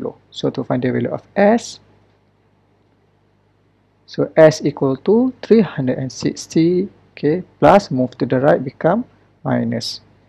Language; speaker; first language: English; non-native, local second language; Malay